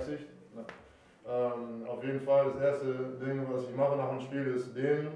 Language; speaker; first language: German; non-native, fluent; English